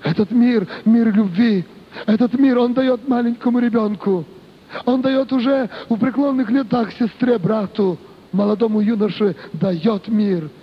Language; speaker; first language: Russian; non-native, local second language; Ukrainian